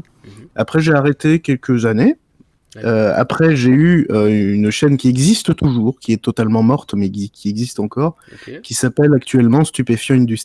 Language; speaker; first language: French; native; French